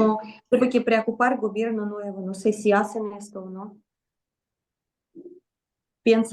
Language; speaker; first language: Spanish; non-native, fluent; Russian